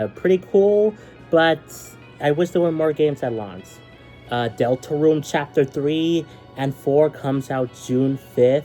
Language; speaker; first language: English; native; English